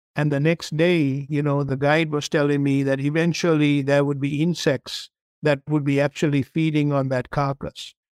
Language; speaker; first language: English; non-native, local second language; Tamil